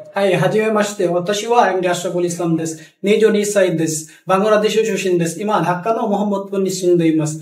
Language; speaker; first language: Japanese; non-native, learner; Bangla